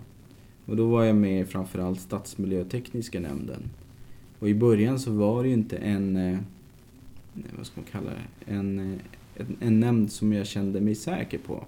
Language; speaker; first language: Swedish; native; Swedish